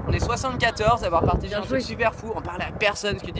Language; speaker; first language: French; native; French